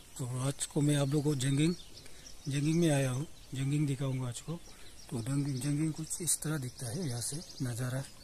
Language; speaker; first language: Hindi; non-native, local second language; Adi